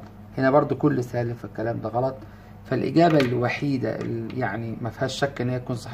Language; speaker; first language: Arabic; native; Arabic